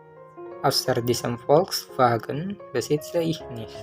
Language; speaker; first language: German; non-native, learner; Indonesian